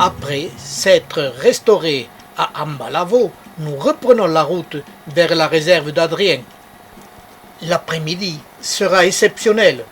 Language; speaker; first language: French; native; French